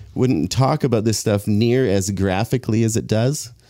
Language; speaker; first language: English; native; English